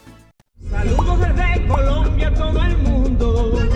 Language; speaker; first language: Spanish; native; Spanish